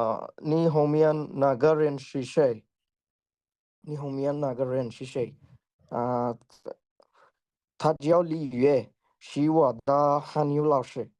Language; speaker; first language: Chinese; non-native, learner; Bangla